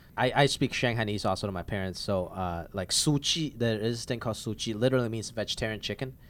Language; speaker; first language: English; non-native, local second language; Cantonese